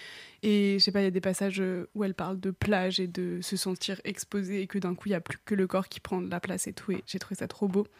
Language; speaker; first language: French; native; French